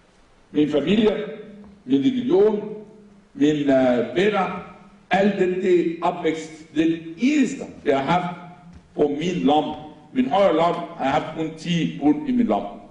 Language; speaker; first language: Danish; non-native, fluent; Arabic